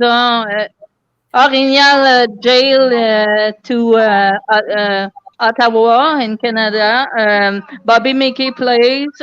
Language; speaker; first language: English; non-native, local second language; French